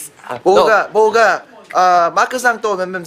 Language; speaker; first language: Korean; native; Korean